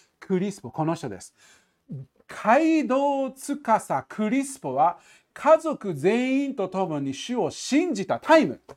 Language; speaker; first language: Japanese; non-native, fluent; English